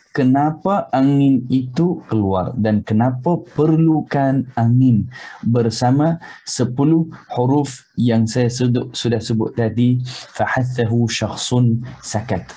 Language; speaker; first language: Malay; non-native, fluent; Arabic